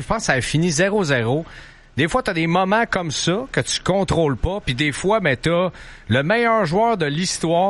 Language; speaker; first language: French; native; French